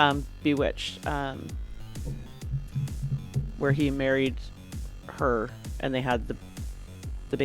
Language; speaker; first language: English; native; English